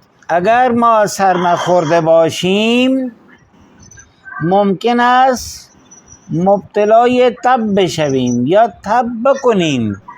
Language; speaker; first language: Persian; non-native, fluent; Urdu